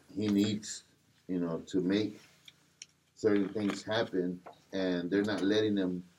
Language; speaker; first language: English; native; English